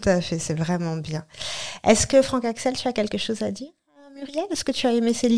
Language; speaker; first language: French; native; French